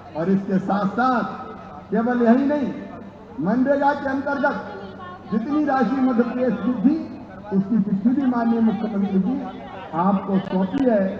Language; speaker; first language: Hindi; native; Hindi